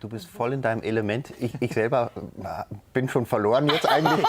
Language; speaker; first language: German; native; German